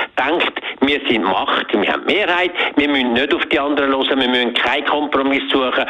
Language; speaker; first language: German; native; German